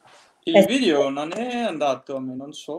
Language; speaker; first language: Italian; non-native, fluent; Danish